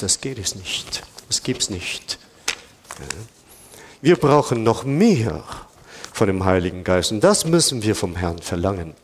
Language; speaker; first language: German; non-native, fluent; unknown